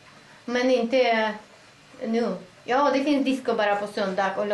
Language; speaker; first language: Swedish; non-native, fluent; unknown